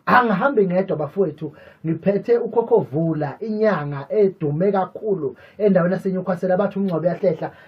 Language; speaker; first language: Zulu; native; Zulu